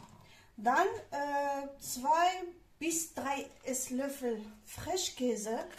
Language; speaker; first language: German; non-native, fluent; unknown